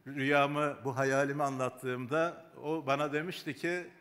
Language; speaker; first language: Turkish; native; Turkish